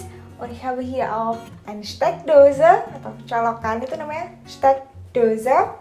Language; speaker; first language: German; non-native, fluent; Indonesian